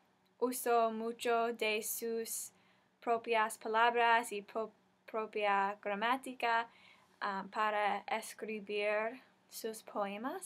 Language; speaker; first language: Spanish; non-native, learner; English